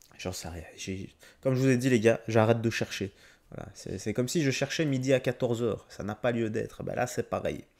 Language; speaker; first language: French; native; French